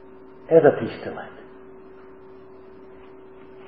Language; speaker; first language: Hungarian; non-native, fluent; English